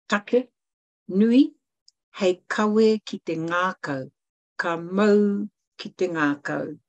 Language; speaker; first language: Māori; non-native, local second language; English